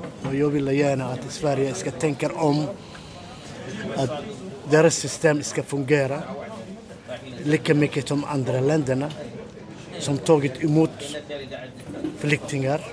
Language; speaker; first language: Swedish; non-native, learner; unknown